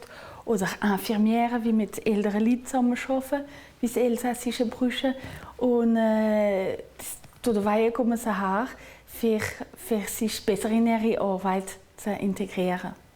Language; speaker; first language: German; non-native, local second language; Swiss German